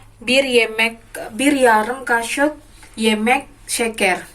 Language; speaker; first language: Turkish; non-native, learner; Indonesian